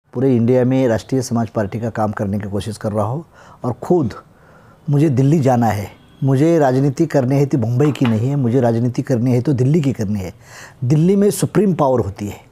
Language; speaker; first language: Hindi; non-native, local second language; Marathi